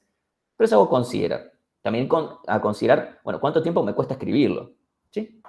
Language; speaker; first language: Spanish; native; Spanish